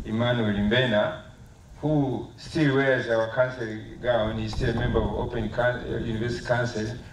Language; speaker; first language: English; non-native, local second language; Swahili